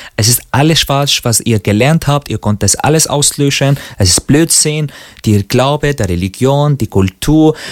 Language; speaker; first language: German; non-native, fluent; Arabic